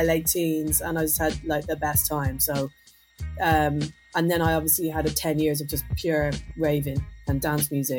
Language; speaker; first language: English; native; English